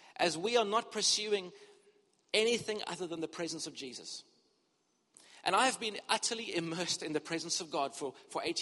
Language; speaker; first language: English; native; English